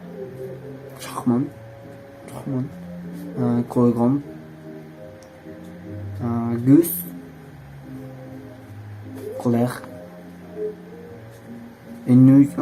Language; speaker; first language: French; non-native, learner; Spanish